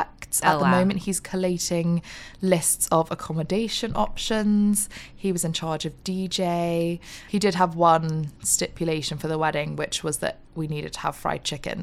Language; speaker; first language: English; native; English